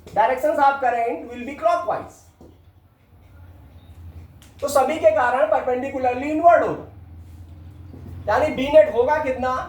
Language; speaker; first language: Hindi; native; Hindi